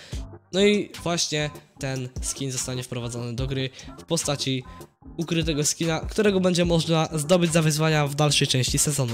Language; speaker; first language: Polish; native; Polish